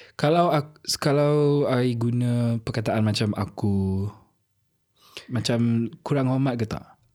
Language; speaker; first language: Malay; non-native, local second language; English